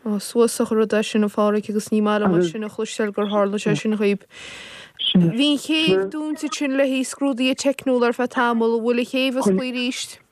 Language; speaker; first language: Irish; native; Irish